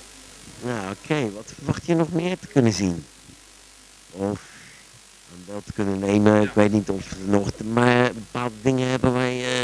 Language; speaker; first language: Dutch; native; Dutch